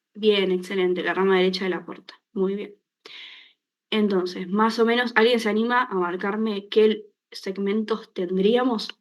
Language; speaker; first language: Spanish; native; Spanish